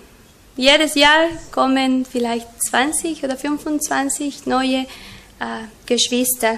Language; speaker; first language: German; non-native, learner; Spanish